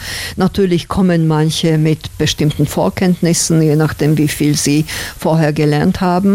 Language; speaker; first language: German; non-native, fluent; Slovak